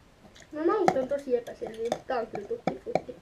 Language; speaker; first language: Finnish; native; Finnish